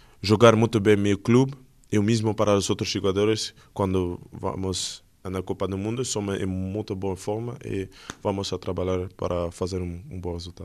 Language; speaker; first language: Portuguese; non-native, learner; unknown